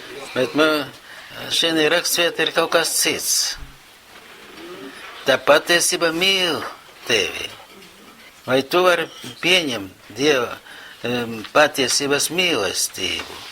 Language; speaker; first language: Latvian; non-native, local second language; Russian